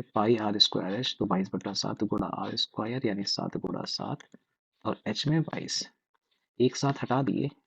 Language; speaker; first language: Hindi; native; Hindi